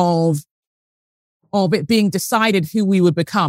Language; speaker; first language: English; native; English